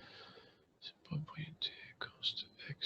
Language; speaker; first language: French; native; French